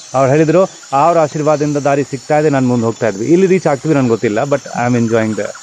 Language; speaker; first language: Kannada; non-native, fluent; Hindi